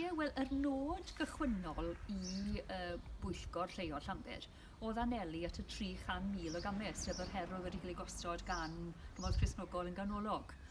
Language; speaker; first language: Welsh; native; Welsh